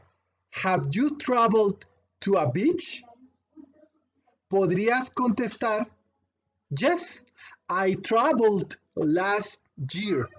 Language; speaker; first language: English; non-native, fluent; Spanish